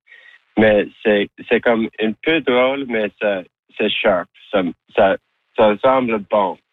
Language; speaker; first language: French; non-native, learner; English